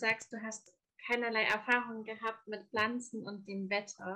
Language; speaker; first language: German; native; German